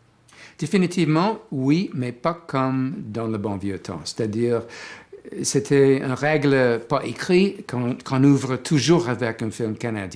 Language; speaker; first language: French; non-native, fluent; English